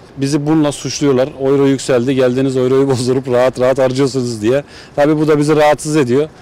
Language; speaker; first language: Turkish; native; Turkish